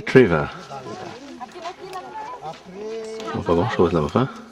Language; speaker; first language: French; native; French